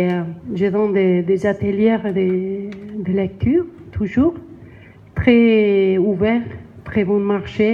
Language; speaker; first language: French; non-native, learner; Spanish